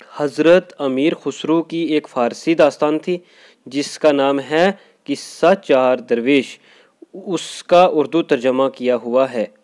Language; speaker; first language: Urdu; non-native, local second language; Kashmiri